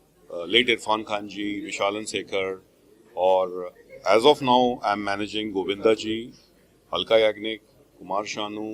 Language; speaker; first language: Hindi; native; Hindi